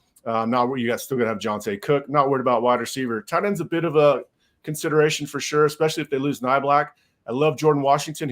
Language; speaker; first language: English; native; English